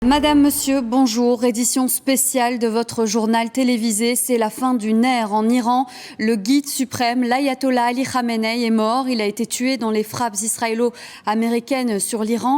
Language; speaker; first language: French; native; French